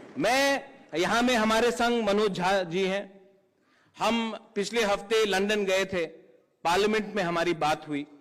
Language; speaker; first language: Hindi; non-native, local second language; Kok Borok